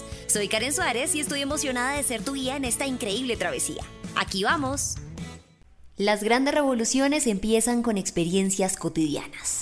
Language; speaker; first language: Spanish; native; Spanish